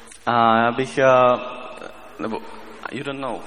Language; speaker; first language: English; non-native, fluent; Czech